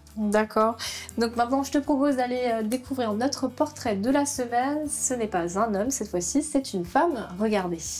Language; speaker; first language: French; native; French